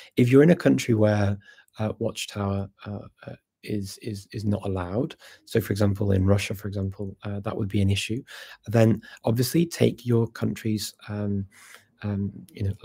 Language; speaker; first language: English; native; English